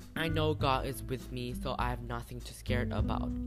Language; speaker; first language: English; non-native, learner; Chinese